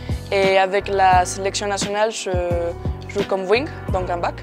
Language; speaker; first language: French; non-native, fluent; Spanish